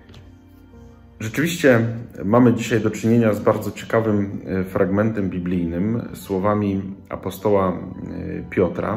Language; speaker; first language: Polish; native; Polish